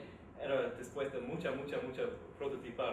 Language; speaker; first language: Spanish; non-native, learner; English